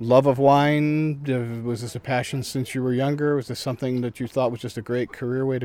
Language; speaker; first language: English; native; English